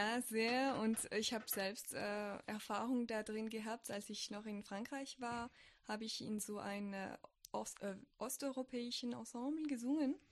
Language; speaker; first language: German; non-native, fluent; French